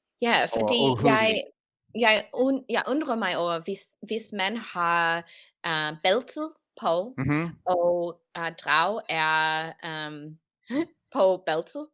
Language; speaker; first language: Danish; non-native, learner; English